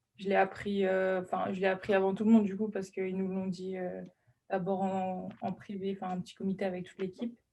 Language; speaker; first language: French; non-native, local second language; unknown